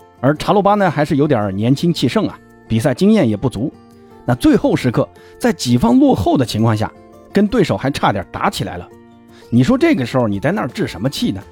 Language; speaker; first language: Chinese; native; Chinese